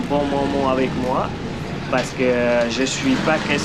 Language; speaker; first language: French; non-native, fluent; Hindi